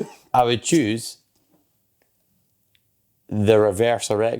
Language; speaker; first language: English; native; English